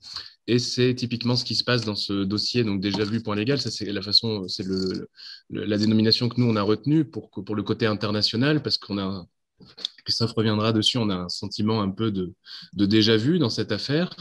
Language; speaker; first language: French; native; French